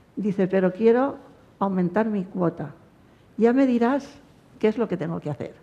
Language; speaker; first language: Spanish; non-native, local second language; Catalan